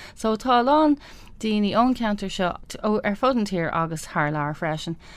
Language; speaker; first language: Irish; non-native, local second language; English